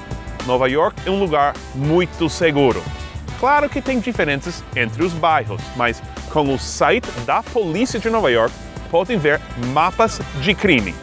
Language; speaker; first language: Portuguese; non-native, fluent; English